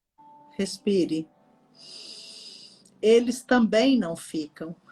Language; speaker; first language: Portuguese; native; Portuguese